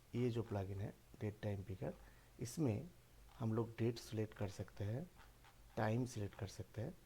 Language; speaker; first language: Hindi; non-native, local second language; Bangla